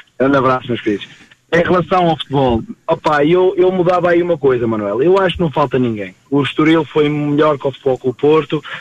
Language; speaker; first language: Portuguese; native; Portuguese